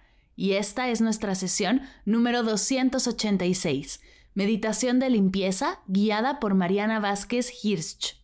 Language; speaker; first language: Spanish; native; Spanish